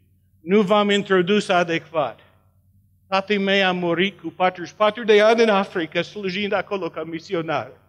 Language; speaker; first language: Romanian; non-native, learner; English